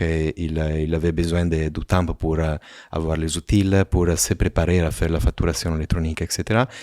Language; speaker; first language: French; non-native, fluent; Italian